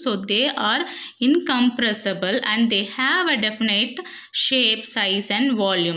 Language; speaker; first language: English; non-native, local second language; Tamil